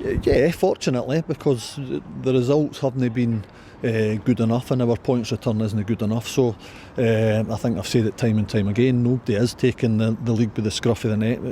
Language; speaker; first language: English; native; English